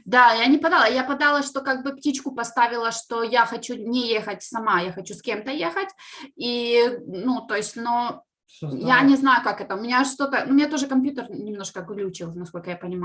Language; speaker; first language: Russian; native; Russian